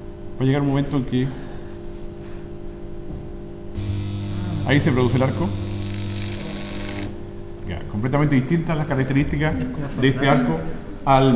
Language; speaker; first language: Spanish; native; Spanish